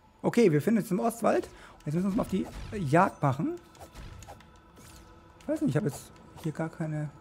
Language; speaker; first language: German; native; German